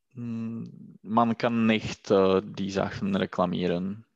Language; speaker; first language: German; non-native, learner; Czech